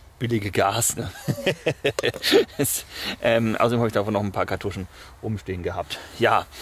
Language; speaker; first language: German; native; German